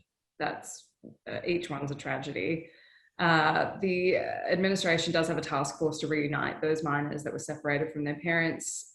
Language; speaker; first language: English; native; English